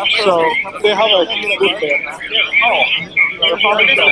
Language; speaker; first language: English; non-native, learner; Japanese